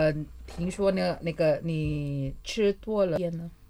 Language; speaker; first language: Chinese; non-native, fluent; Indonesian